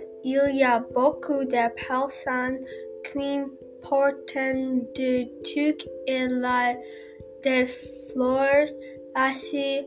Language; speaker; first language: French; non-native, learner; English